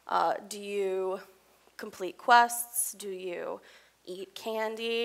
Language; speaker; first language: English; native; English